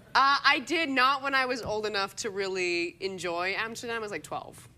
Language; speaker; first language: English; native; English